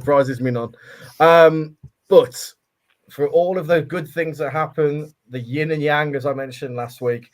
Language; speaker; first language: English; native; English